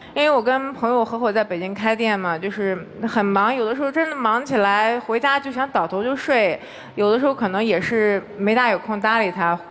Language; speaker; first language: Chinese; native; Chinese